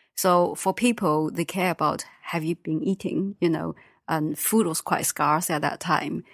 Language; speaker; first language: English; non-native, fluent; Chinese